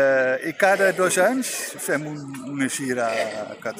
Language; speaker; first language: Catalan; non-native, fluent; Dutch